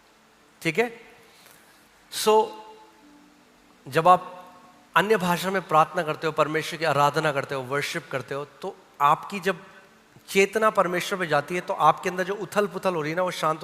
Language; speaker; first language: Hindi; native; Hindi